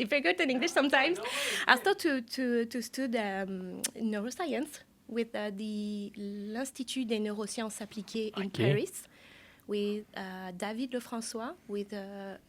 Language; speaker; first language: English; non-native, learner; French